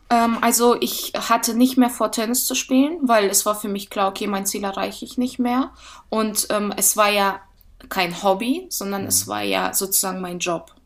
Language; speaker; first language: German; early bilingual, other home language; Russian